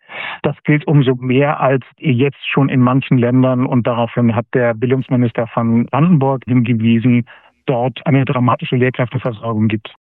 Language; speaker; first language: German; native; German